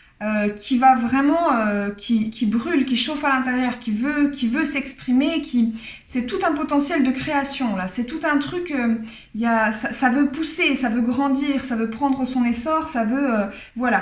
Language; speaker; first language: French; native; French